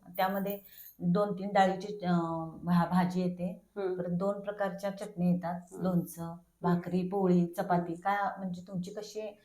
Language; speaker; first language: Marathi; native; Marathi